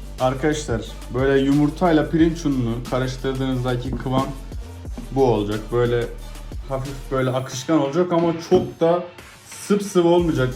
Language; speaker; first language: Turkish; native; Turkish